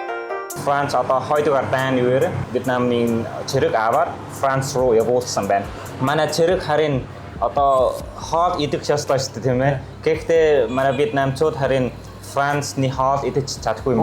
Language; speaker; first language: Mongolian; non-native, learner; Vietnamese